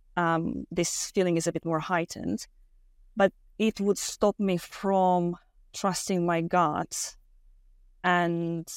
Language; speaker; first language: English; non-native, fluent; Romanian